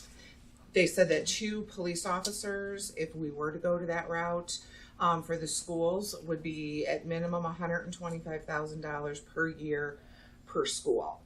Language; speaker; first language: English; native; English